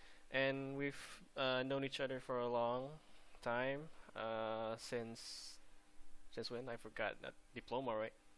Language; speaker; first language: English; non-native, local second language; Malay